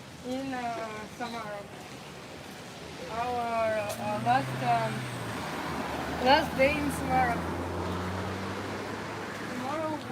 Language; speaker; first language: English; non-native, local second language; Russian